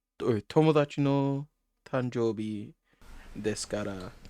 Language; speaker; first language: Japanese; non-native, learner; English